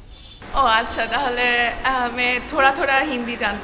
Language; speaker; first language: Hindi; non-native, learner; Bangla